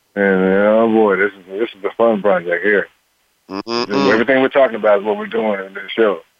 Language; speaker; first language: English; native; English